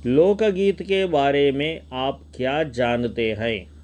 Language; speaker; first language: Hindi; non-native, local second language; Telugu